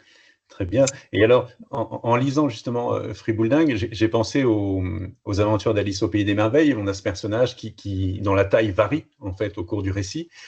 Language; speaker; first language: French; native; French